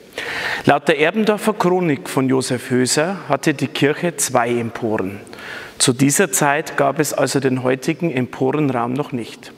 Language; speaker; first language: German; native; German